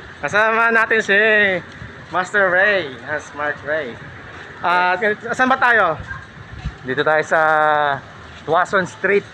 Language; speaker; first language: Filipino; native; Filipino